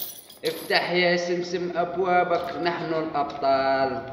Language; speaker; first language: Arabic; native; Arabic